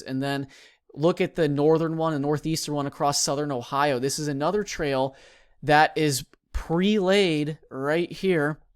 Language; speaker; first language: English; native; English